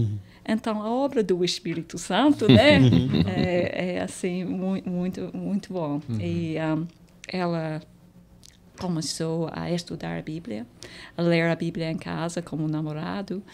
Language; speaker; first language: Portuguese; non-native, fluent; English